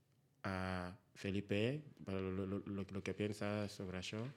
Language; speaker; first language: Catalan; non-native, learner; Spanish